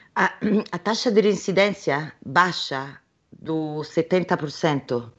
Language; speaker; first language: Portuguese; non-native, fluent; Italian